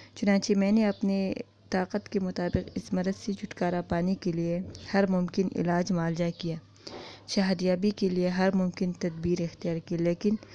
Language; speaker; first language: Urdu; non-native, local second language; Pashto